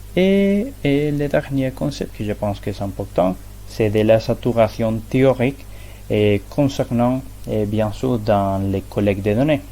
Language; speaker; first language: French; non-native, learner; Spanish